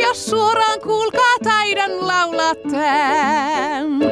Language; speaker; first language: Finnish; native; Finnish